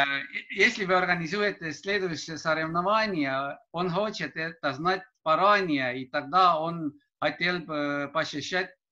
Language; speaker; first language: Russian; non-native, learner; Estonian